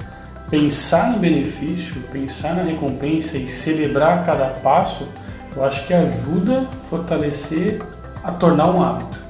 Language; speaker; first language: Portuguese; native; Portuguese